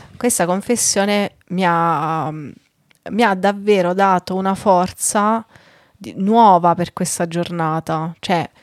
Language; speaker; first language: Italian; native; Italian